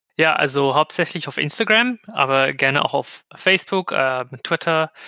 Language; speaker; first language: German; non-native, fluent; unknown